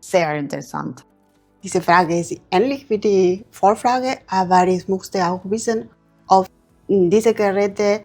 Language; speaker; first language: German; non-native, learner; Spanish